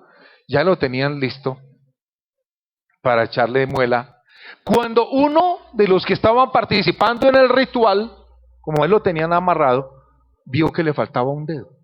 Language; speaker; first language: Spanish; native; Spanish